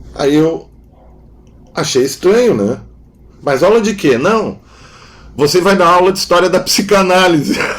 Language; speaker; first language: Portuguese; non-native, local second language; German